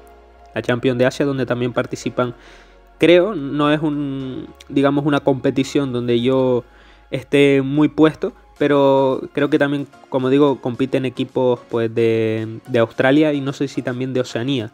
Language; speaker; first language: Spanish; native; Spanish